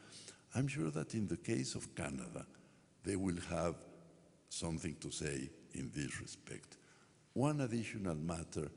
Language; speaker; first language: English; non-native, fluent; Spanish